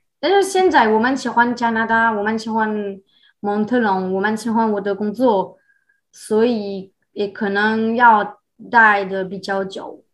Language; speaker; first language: Chinese; non-native, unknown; French